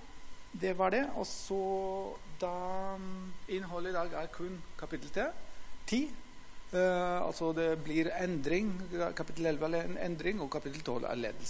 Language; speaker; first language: Norwegian; non-native, fluent; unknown